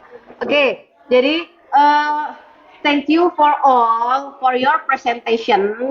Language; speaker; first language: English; non-native, learner; Indonesian